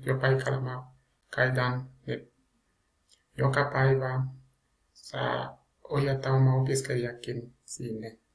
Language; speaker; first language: Finnish; non-native, learner; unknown